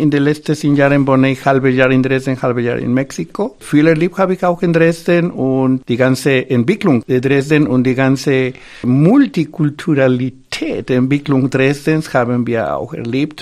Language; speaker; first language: German; non-native, fluent; Spanish